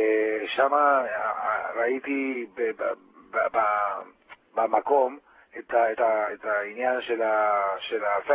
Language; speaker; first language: Hebrew; non-native, fluent; Spanish